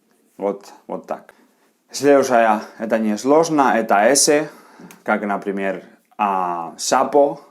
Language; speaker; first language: Russian; non-native, fluent; Spanish